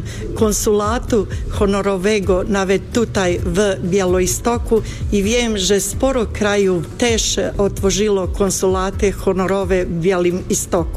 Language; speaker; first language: Polish; non-native, fluent; Bosnian